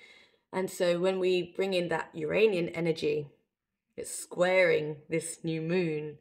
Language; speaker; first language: English; native; English